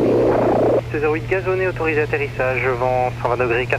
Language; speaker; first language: French; native; French